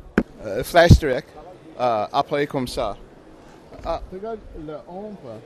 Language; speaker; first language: French; non-native, learner; English